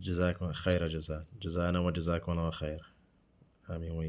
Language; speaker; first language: Arabic; non-native, fluent; English